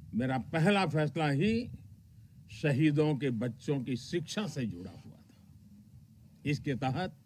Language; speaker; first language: Hindi; non-native, local second language; Gujarati